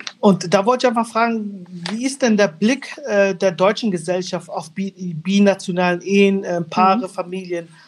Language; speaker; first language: German; early bilingual, other home language; Portuguese